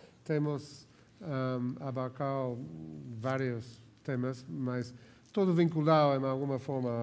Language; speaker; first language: Portuguese; non-native, fluent; Spanish